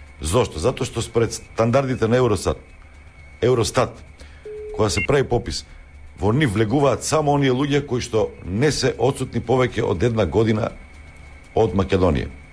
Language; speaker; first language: Macedonian; native; Macedonian